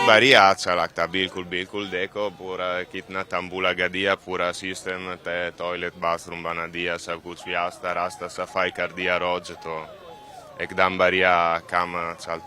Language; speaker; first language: Hindi; non-native, learner; Italian